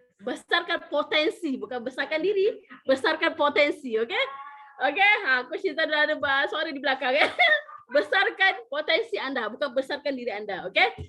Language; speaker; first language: Malay; native; Malay